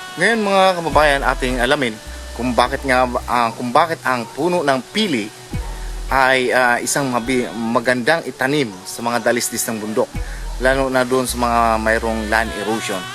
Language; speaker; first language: Filipino; non-native, local second language; Bikol